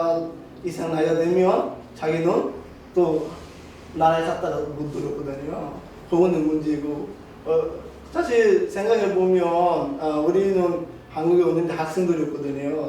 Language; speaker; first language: Korean; non-native, learner; Bangla